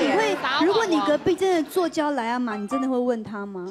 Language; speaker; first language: Chinese; native; Chinese